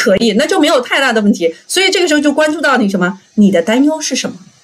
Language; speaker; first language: Chinese; native; Chinese